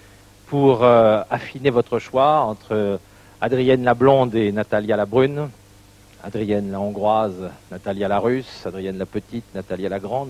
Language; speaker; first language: French; native; French